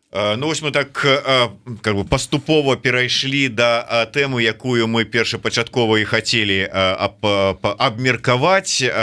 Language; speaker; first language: Belarusian; native; Belarusian